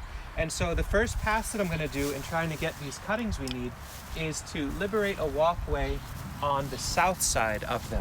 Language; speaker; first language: English; native; English